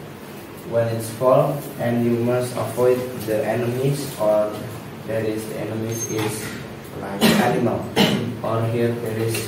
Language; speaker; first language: English; non-native, learner; Indonesian